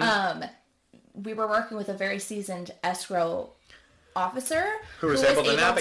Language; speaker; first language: English; native; English